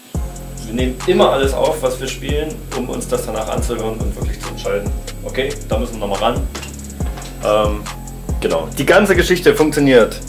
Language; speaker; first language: German; native; German